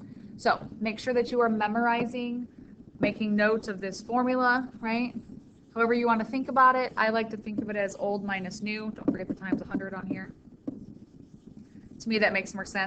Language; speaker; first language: English; native; English